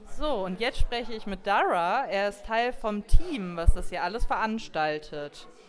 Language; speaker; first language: German; native; German